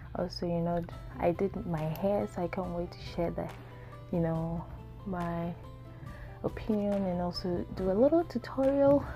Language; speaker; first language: English; non-native, local second language; Akan